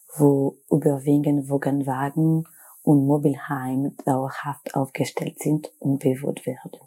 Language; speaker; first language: German; non-native, fluent; French